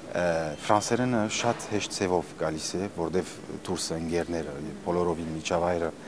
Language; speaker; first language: Armenian; early bilingual, heritage; Armenian